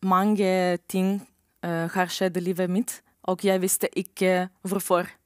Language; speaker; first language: Norwegian; non-native, learner; Romanian